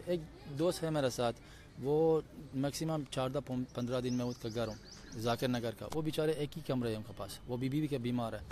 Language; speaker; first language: Hindi; non-native, learner; Persian